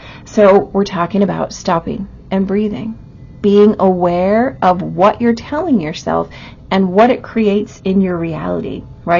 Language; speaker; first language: English; native; English